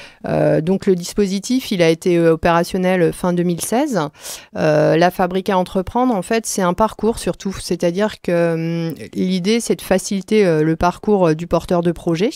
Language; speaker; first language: French; native; French